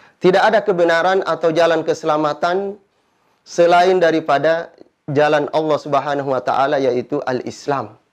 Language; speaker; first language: Malay; native; Malay